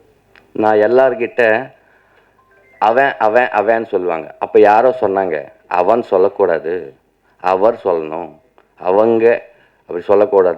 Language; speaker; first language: Tamil; non-native, learner; Telugu